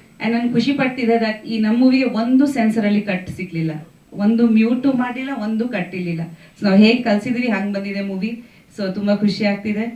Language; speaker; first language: Kannada; non-native, fluent; Bangla